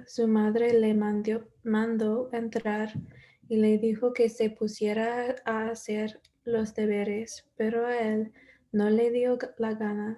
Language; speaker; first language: Spanish; non-native, learner; English